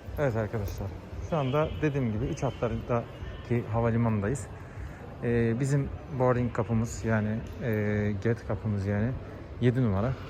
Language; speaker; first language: Turkish; native; Turkish